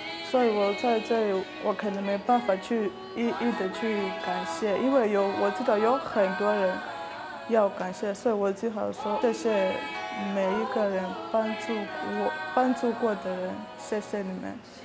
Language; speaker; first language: Chinese; non-native, fluent; Nyanja